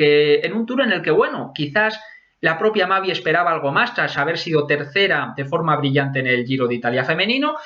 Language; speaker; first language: Spanish; native; Spanish